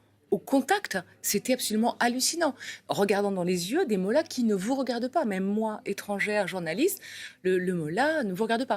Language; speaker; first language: French; native; French